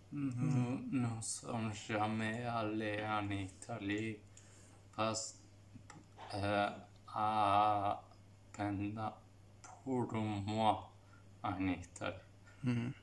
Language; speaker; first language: French; non-native, learner; Italian